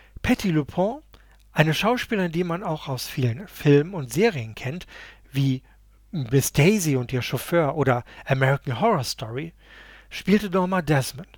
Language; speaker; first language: German; native; German